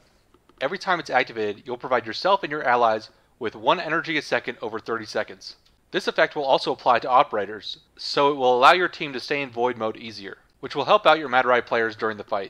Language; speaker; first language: English; native; English